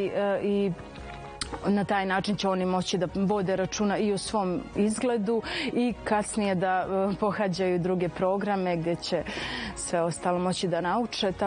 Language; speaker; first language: Serbian; native; Serbian